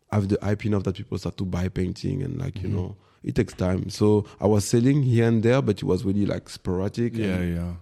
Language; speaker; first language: English; non-native, fluent; French